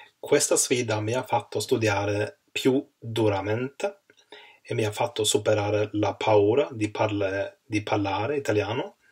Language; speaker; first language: Italian; non-native, learner; Swedish